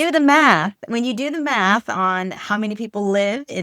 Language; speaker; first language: English; native; English